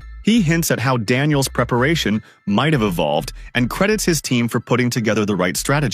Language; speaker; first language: English; native; English